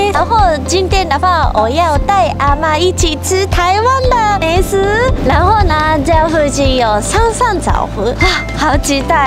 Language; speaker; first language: Chinese; non-native, fluent; Japanese